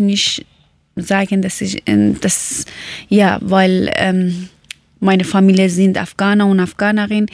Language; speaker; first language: German; non-native, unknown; Persian